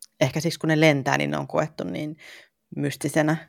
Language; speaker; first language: Finnish; native; Finnish